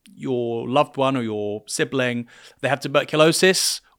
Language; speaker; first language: English; native; English